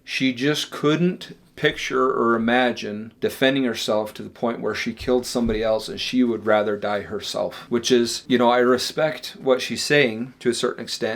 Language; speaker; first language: English; native; English